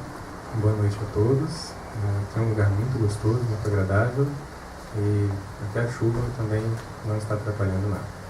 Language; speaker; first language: Portuguese; non-native, fluent; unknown